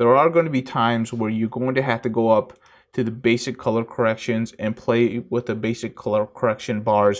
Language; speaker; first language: English; native; English